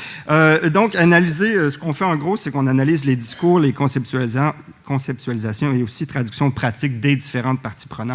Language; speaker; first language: French; native; French